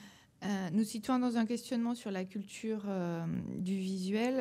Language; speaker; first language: French; native; French